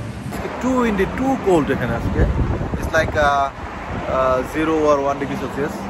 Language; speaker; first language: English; non-native, learner; Bangla